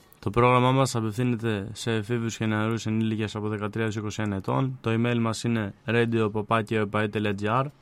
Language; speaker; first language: Greek; native; Greek